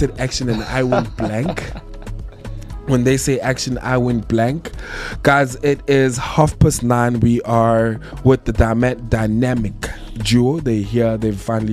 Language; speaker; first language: English; non-native, local second language; Tswana